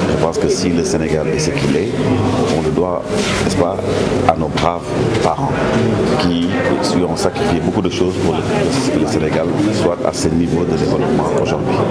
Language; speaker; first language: French; non-native, local second language; Wolof